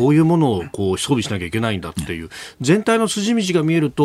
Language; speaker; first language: Japanese; native; Japanese